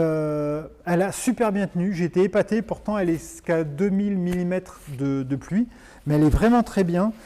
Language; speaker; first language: French; native; French